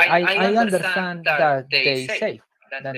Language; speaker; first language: English; non-native, learner; Spanish